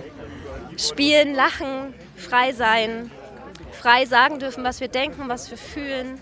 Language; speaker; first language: German; native; German